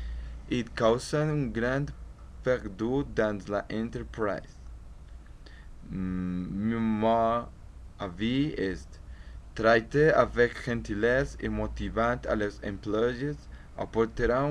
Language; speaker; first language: French; non-native, learner; Spanish